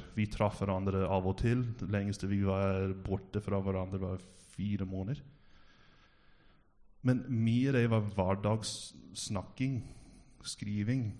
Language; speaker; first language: Norwegian; non-native, fluent; English